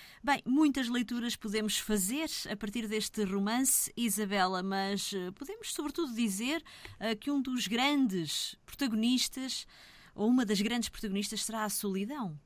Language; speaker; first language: Portuguese; native; Portuguese